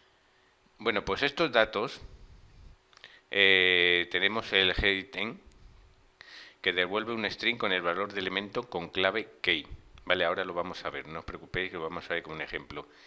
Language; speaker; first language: Spanish; native; Spanish